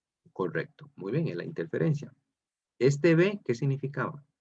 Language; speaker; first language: Spanish; native; Spanish